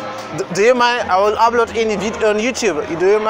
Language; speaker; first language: English; non-native, learner; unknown